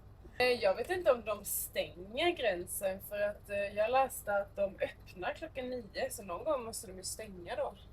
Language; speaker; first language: Swedish; native; Swedish